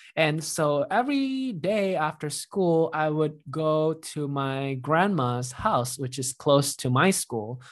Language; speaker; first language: English; non-native, fluent; Indonesian